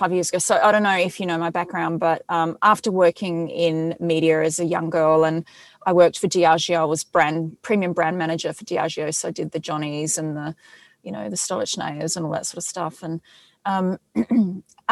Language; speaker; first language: English; native; English